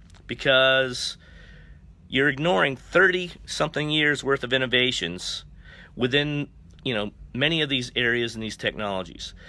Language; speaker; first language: English; native; English